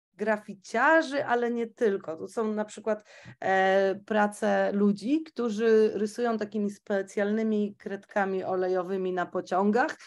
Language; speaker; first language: Polish; native; Polish